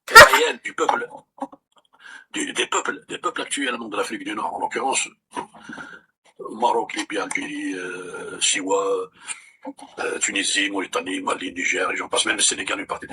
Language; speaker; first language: French; non-native, local second language; Kabyle